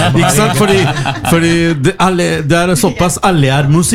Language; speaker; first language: Norwegian; non-native, learner; Spanish